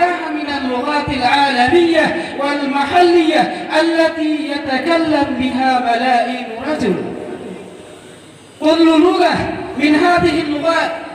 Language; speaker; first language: Arabic; non-native, learner; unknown